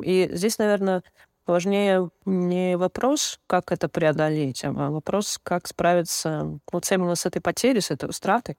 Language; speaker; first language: Russian; native; Russian